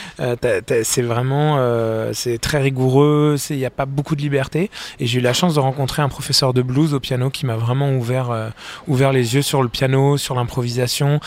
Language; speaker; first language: French; native; French